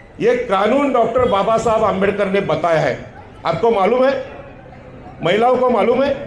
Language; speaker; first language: Hindi; non-native, local second language; Marathi